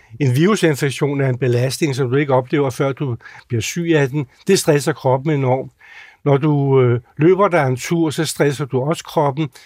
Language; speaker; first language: Danish; native; Danish